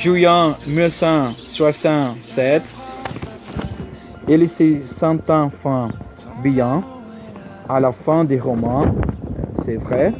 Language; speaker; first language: French; non-native, learner; Portuguese